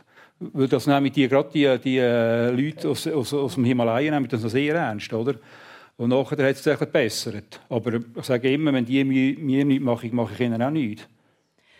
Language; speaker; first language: German; native; German